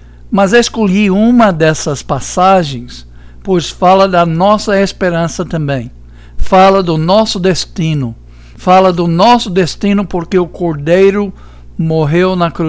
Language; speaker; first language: Portuguese; non-native, fluent; English